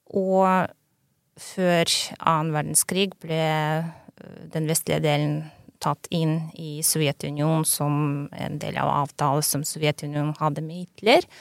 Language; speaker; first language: Norwegian; non-native, fluent; Belarusian